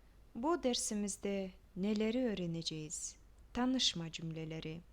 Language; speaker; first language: Turkish; non-native, fluent; Kyrgyz